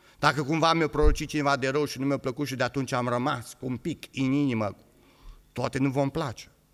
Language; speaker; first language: Romanian; native; Romanian